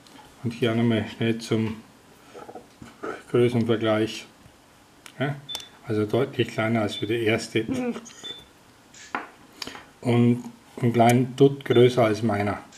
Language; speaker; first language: German; native; German